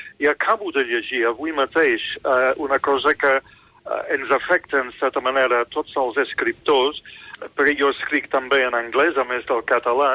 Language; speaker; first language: Catalan; non-native, fluent; English